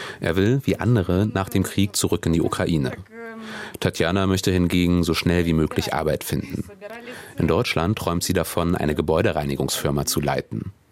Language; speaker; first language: German; native; German